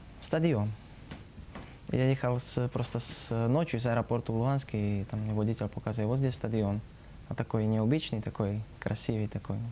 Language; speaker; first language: Russian; non-native, learner; Slovak